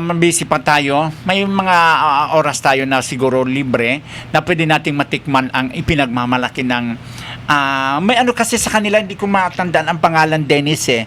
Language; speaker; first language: Filipino; non-native, local second language; Bikol